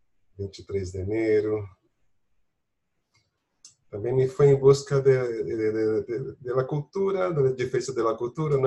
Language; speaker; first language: Spanish; non-native, learner; Portuguese